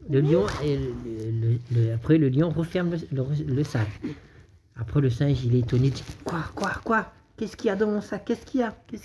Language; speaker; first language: French; native; French